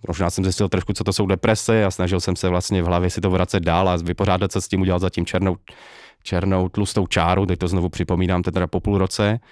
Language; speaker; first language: Czech; native; Czech